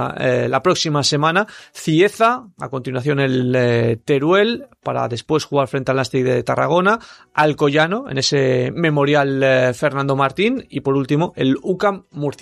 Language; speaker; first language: Spanish; native; Spanish